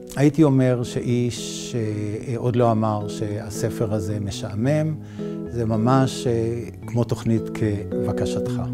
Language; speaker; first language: Hebrew; native; Hebrew